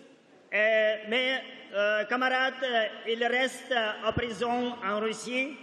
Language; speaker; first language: French; non-native, fluent; Russian